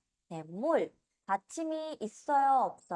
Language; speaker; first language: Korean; non-native, fluent; Spanish